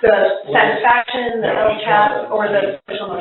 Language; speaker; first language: English; native; English